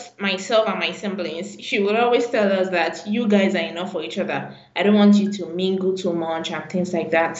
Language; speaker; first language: English; non-native, local second language; Yoruba